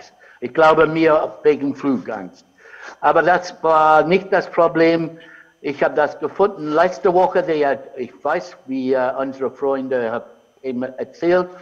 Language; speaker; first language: German; non-native, fluent; English